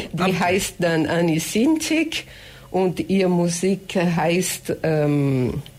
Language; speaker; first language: German; non-native, fluent; Portuguese